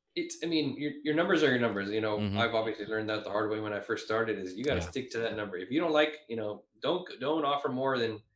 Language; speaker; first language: English; native; English